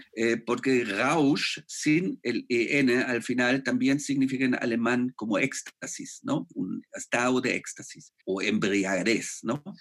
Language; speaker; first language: Spanish; non-native, fluent; German